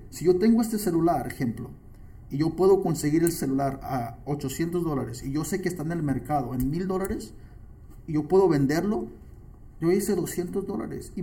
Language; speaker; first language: Spanish; early bilingual, heritage; Spanish